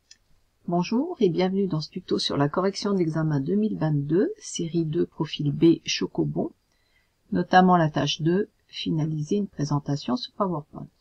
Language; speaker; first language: French; native; French